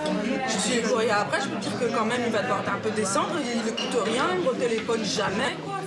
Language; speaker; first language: French; native; French